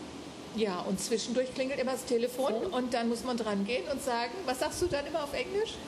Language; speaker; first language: German; native; German